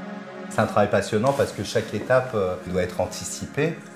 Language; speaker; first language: French; native; French